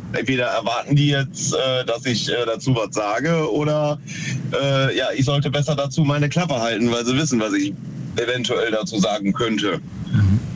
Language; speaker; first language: German; native; German